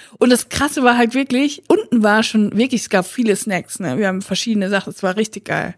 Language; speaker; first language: German; native; German